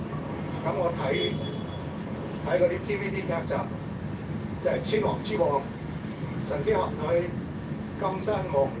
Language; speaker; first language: Cantonese; early bilingual, heritage; Cantonese